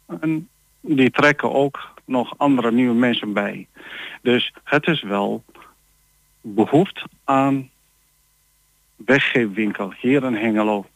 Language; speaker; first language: Dutch; non-native, learner; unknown